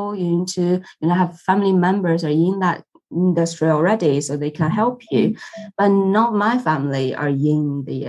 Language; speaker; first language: English; non-native, fluent; Chinese